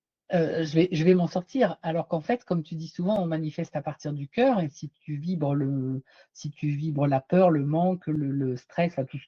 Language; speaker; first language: French; native; French